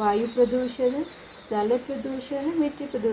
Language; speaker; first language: Hindi; non-native, fluent; Sinhala